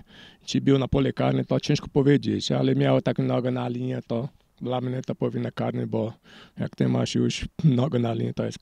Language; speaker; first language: Polish; non-native, learner; Portuguese